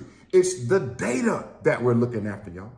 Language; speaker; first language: English; native; English